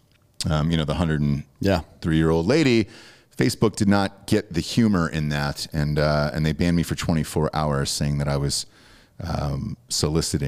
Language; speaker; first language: English; native; English